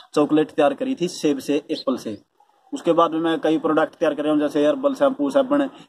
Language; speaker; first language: Hindi; native; Hindi